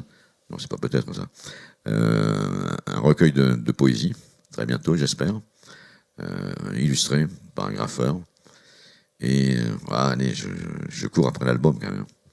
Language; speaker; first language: French; native; French